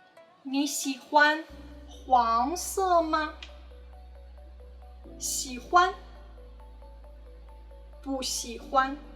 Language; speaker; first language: Chinese; non-native, fluent; English